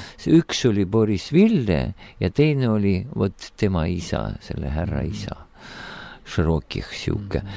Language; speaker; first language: Estonian; non-native, local second language; Russian